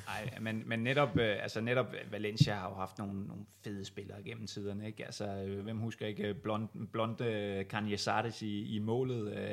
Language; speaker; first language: Danish; native; Danish